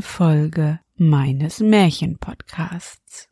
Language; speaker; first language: German; native; German